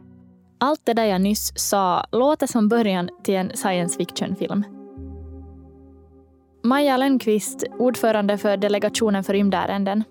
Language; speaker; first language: Swedish; native; Swedish